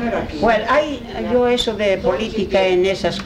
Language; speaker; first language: Spanish; early bilingual, heritage; Spanish